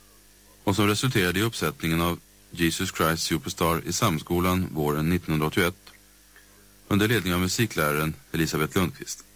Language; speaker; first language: Swedish; native; Swedish